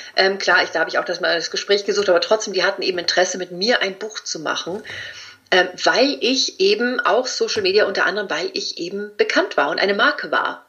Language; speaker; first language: German; early bilingual, other home language; Spanish